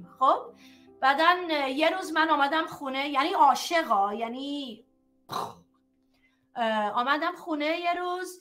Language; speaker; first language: Persian; early bilingual, heritage; Persian